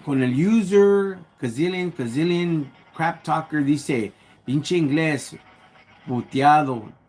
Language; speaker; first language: Spanish; early bilingual, other home language; English